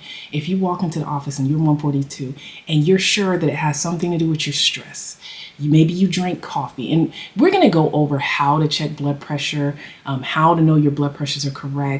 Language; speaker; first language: English; native; English